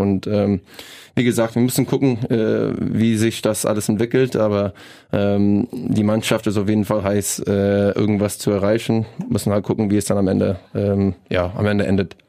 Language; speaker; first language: German; non-native, fluent; English